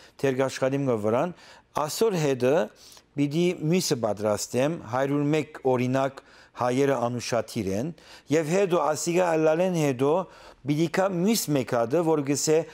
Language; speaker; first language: Armenian; early bilingual, heritage; Armenian